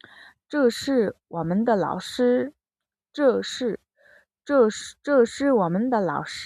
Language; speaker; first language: Chinese; non-native, fluent; Mongolian